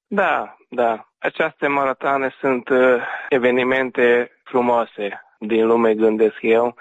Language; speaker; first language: Romanian; non-native, local second language; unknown